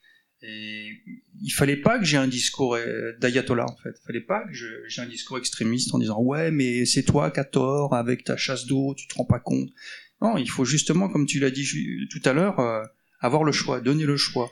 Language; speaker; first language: French; native; French